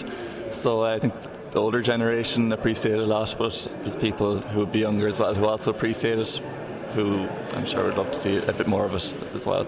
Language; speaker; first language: English; native; English